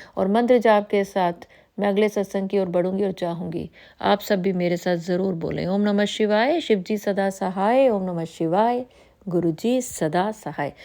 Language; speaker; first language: Hindi; native; Hindi